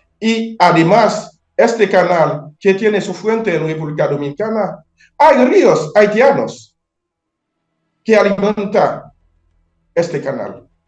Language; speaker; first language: Spanish; non-native, fluent; Haitian Creole